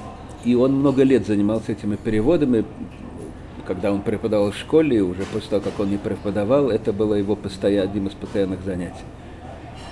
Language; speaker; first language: Russian; native; Russian